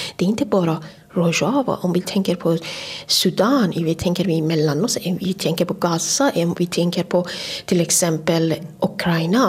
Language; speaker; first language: Swedish; non-native, fluent; Persian